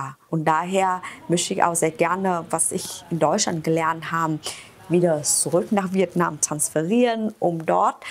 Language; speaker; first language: German; non-native, fluent; Vietnamese